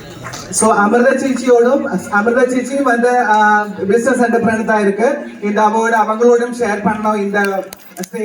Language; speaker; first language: Tamil; non-native, learner; Malayalam